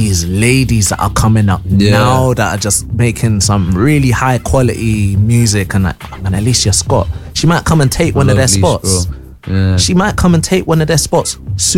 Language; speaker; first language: English; native; English